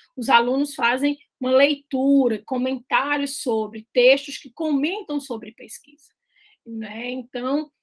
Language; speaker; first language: Portuguese; native; Portuguese